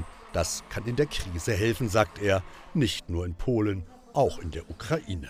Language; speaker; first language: German; native; German